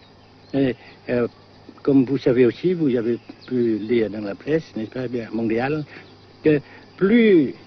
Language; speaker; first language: French; non-native, local second language; Vietnamese